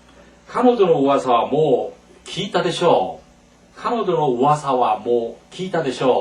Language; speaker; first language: Japanese; non-native, fluent; Korean